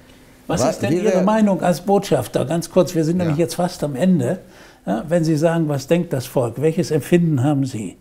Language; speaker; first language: German; native; German